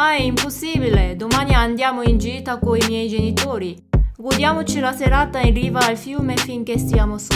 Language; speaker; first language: Italian; non-native, fluent; Korean